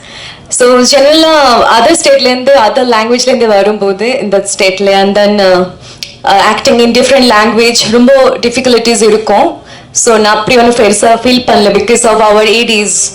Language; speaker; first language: Tamil; non-native, local second language; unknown